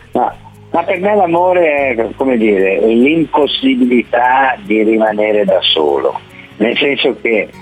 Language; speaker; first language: Italian; native; Italian